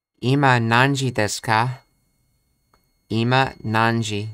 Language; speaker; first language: Japanese; non-native, learner; English